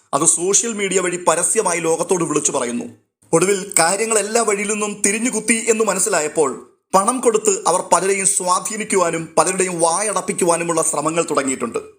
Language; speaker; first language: Malayalam; native; Malayalam